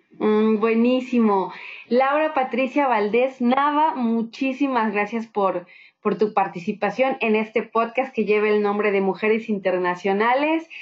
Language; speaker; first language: Spanish; native; Spanish